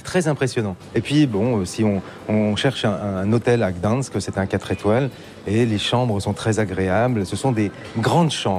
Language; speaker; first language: French; native; French